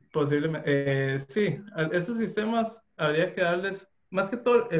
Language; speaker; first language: Spanish; native; Spanish